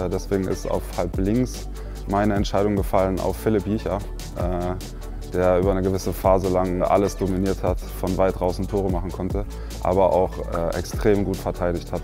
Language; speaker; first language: German; native; German